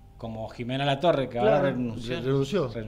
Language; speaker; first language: Spanish; native; Spanish